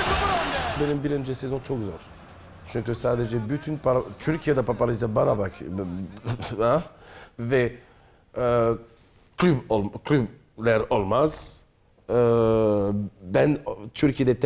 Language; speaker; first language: Turkish; non-native, learner; French